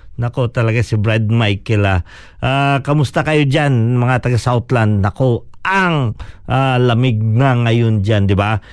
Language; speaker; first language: Filipino; non-native, local second language; Cebuano